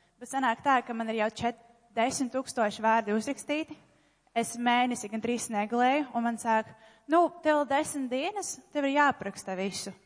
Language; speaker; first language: Latvian; non-native, local second language; Russian